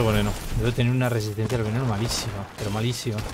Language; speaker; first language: Spanish; native; Spanish